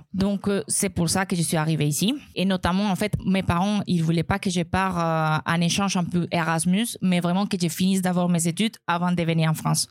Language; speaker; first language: French; non-native, fluent; Spanish